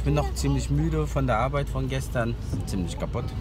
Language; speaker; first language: German; early bilingual, other home language; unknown